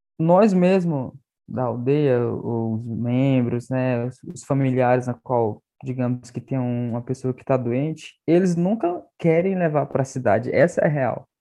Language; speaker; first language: Portuguese; non-native, local second language; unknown